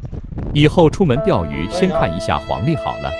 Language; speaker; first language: Chinese; native; Chinese